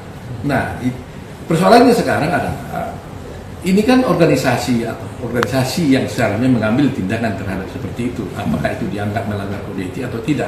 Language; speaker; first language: Indonesian; native; Indonesian